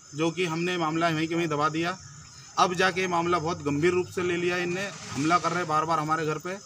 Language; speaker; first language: Hindi; native; Hindi